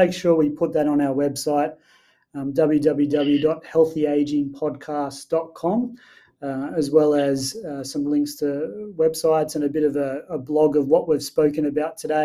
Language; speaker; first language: English; native; English